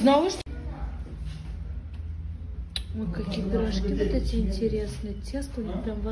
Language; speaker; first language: Russian; native; Russian